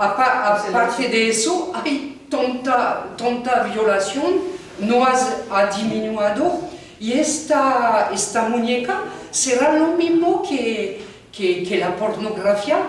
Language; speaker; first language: Spanish; non-native, fluent; French